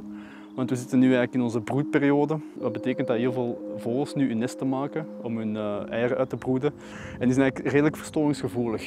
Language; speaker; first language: Dutch; native; Dutch